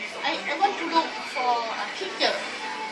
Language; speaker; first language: English; non-native, learner; Thai